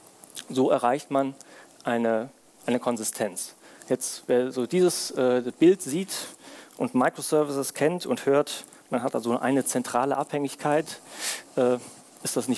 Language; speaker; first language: German; native; German